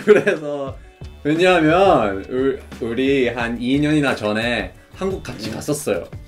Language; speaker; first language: Korean; non-native, fluent; English